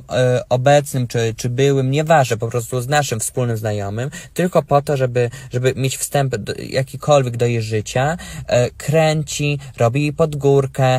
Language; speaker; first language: Polish; native; Polish